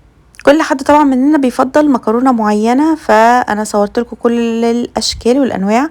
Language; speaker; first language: Arabic; native; Arabic